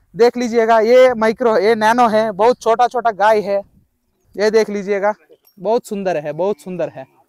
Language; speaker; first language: Hindi; non-native, local second language; Telugu